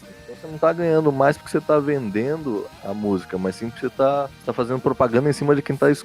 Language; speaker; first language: Portuguese; native; Portuguese